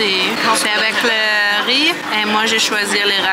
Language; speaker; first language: French; non-native, learner; Italian